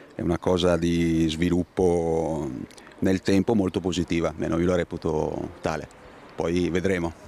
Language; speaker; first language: Italian; native; Italian